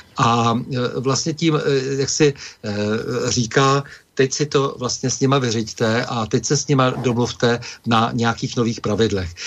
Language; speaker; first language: Czech; native; Czech